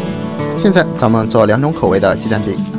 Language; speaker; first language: Chinese; native; Chinese